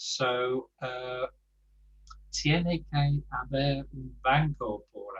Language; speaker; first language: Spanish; non-native, learner; English